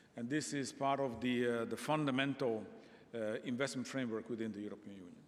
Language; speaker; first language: English; non-native, fluent; Hungarian